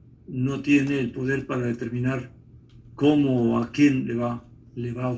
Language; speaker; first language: Spanish; native; Spanish